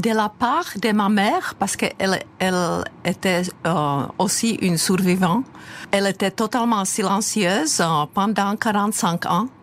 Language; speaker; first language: French; non-native, fluent; Czech